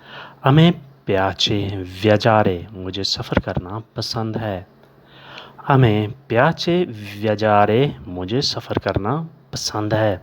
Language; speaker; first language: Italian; non-native, learner; Urdu